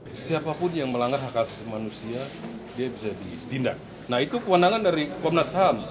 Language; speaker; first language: Indonesian; native; Indonesian